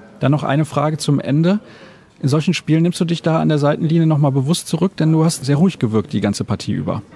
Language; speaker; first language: German; native; German